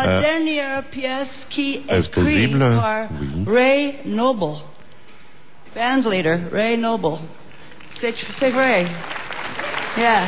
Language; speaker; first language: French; non-native, learner; English